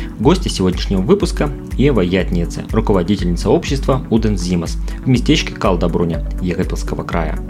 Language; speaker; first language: Russian; native; Russian